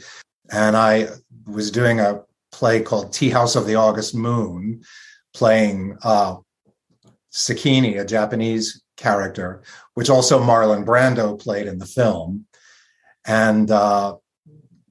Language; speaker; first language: English; native; English